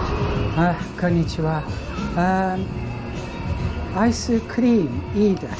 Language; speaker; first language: Japanese; non-native, learner; English